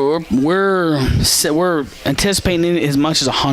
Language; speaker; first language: English; native; English